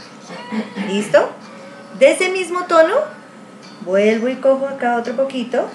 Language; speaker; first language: Spanish; native; Spanish